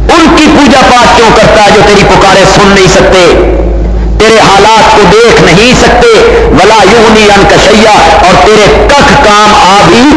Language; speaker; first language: Urdu; non-native, local second language; Punjabi